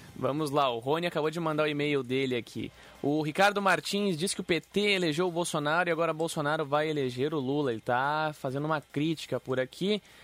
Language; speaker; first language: Portuguese; native; Portuguese